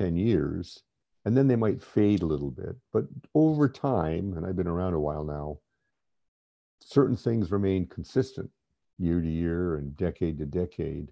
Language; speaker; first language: English; native; English